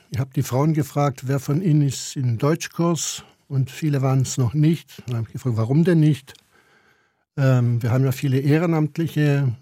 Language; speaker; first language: German; early bilingual, other home language; Croatian